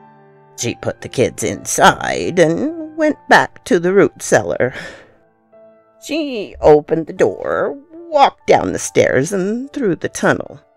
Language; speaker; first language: English; native; English